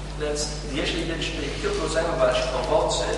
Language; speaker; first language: Polish; non-native, learner; English